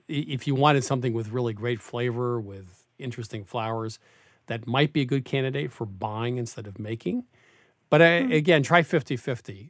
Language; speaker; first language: English; native; English